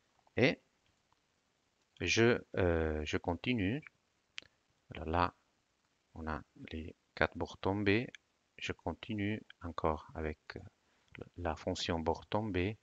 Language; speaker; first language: French; non-native, fluent; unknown